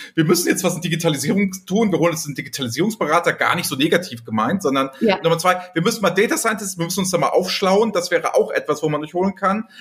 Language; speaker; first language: German; native; German